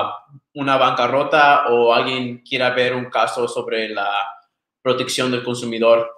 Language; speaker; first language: Spanish; early bilingual, other home language; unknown